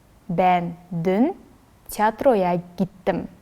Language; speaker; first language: Turkish; non-native, fluent; Kazakh